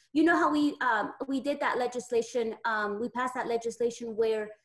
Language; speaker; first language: English; native; English